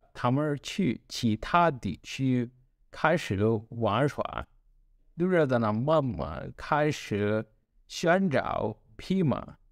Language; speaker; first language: Chinese; non-native, learner; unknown